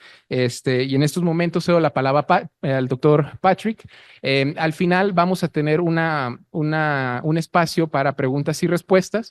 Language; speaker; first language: Spanish; native; Spanish